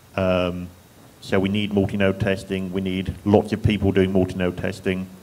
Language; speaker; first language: English; native; English